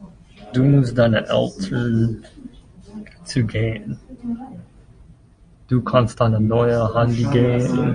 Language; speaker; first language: German; non-native, learner; English